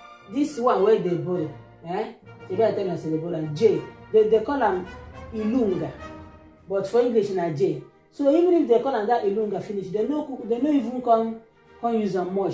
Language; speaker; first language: English; non-native, local second language; Igbo